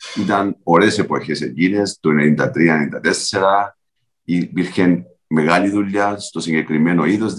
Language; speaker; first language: Greek; native; Greek